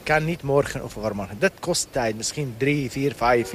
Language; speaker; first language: Dutch; non-native, learner; Arabic